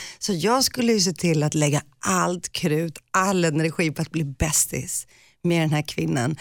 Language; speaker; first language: Swedish; early bilingual, other home language; Greek